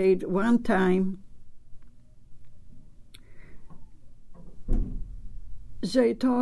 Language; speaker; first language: English; non-native, learner; Polish